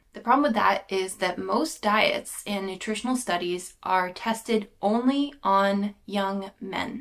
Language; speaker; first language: English; native; English